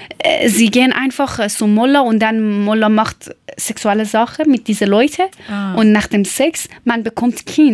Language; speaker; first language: German; non-native, learner; Persian